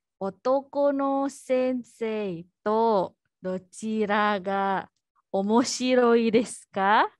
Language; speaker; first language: Japanese; non-native, fluent; Indonesian